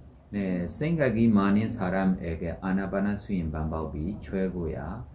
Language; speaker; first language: Korean; non-native, learner; Burmese